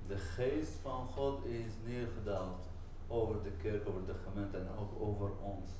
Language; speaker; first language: Dutch; non-native, fluent; Arabic